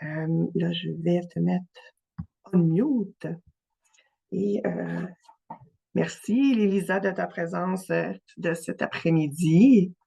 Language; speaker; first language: French; native; French